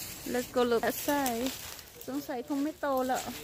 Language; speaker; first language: English; non-native, learner; Northeastern Thai